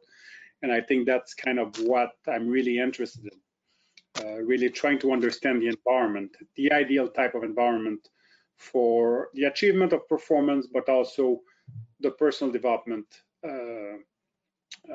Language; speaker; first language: English; non-native, fluent; French